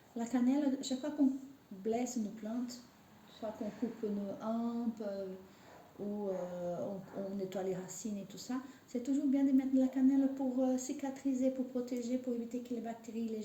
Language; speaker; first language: French; native; French